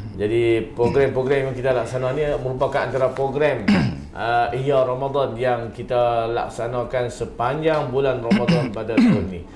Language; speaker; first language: Malay; native; Malay